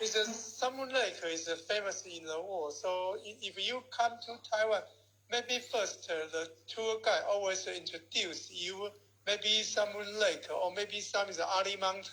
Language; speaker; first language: English; non-native, learner; Chinese